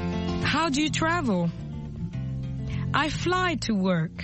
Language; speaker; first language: English; non-native, fluent; French